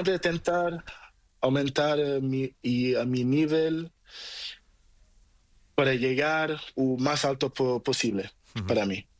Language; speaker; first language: Spanish; non-native, learner; Portuguese